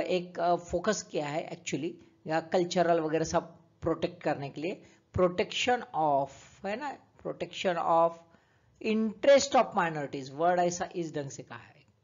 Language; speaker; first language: Hindi; native; Hindi